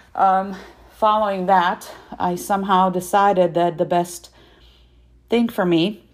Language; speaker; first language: English; non-native, fluent; Russian